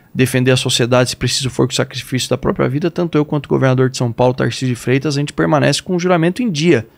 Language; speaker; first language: Portuguese; native; Portuguese